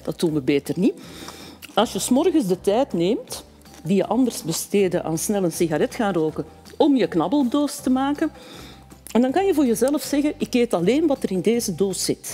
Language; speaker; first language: Dutch; native; Dutch